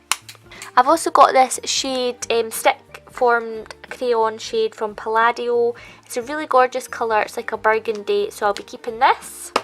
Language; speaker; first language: English; native; English